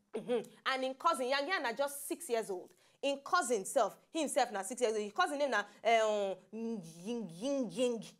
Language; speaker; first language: Nigerian Pidgin; native; Nigerian Pidgin